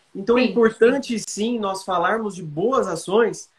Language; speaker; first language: Portuguese; native; Portuguese